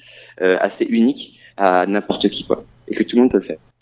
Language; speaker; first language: French; native; French